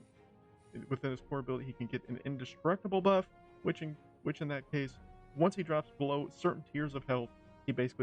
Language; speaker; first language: English; native; English